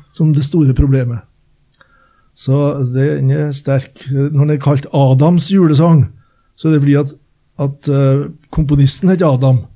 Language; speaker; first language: Norwegian; native; Norwegian